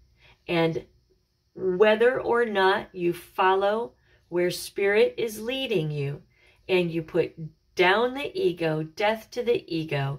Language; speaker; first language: English; native; English